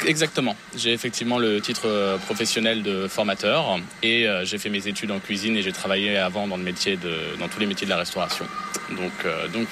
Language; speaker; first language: French; native; French